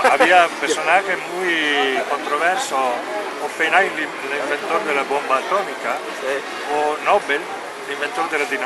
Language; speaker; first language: Spanish; non-native, learner; Italian